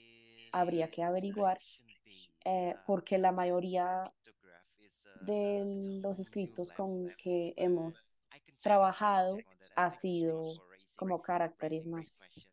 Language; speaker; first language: Spanish; non-native, fluent; Indonesian